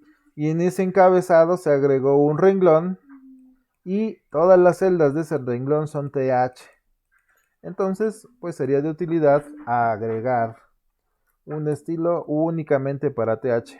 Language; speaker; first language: Spanish; native; Spanish